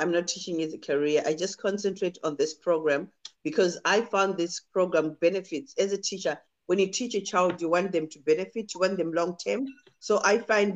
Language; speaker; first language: English; non-native, local second language; Shona